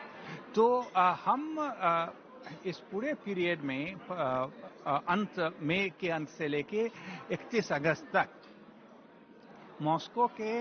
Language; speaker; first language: Hindi; native; Hindi